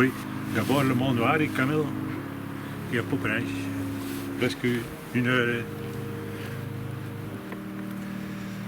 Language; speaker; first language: French; non-native, local second language; Dutch